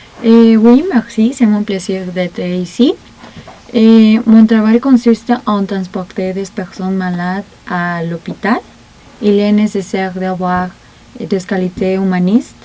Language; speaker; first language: French; non-native, learner; Spanish